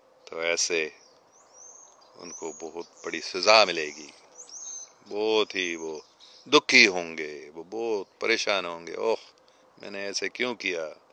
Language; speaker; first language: Urdu; non-native, fluent; English